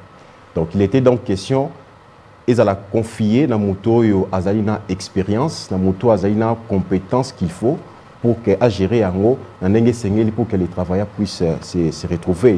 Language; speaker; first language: French; non-native, local second language; Lingala